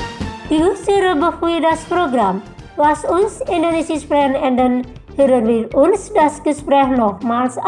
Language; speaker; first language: German; non-native, fluent; Indonesian